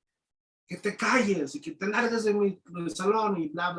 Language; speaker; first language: Spanish; native; Spanish